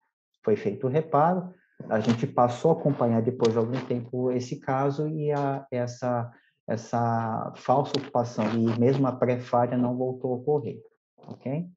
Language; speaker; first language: Portuguese; native; Portuguese